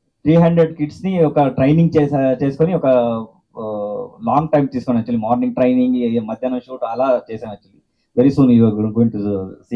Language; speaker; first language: Telugu; non-native, learner; Kannada